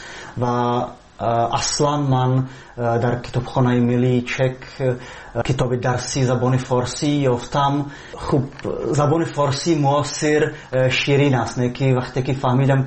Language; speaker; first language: Persian; non-native, fluent; Slovak